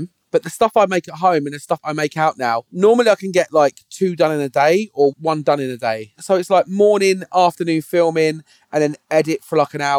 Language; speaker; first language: English; native; English